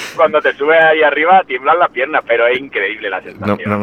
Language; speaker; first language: Spanish; native; Spanish